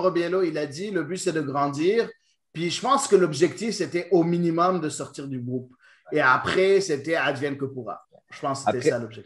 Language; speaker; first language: French; native; French